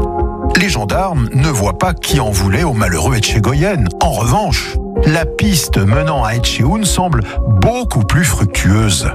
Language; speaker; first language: French; native; French